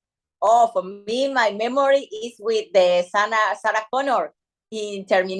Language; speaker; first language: English; non-native, learner; Spanish